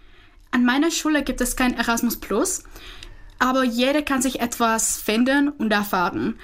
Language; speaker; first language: German; non-native, fluent; Czech